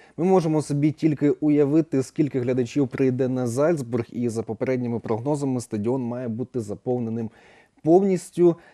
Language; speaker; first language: Ukrainian; native; Ukrainian